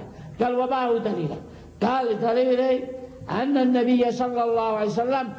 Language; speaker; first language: Arabic; native; Arabic